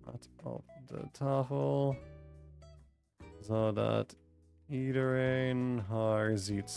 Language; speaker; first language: Dutch; non-native, learner; English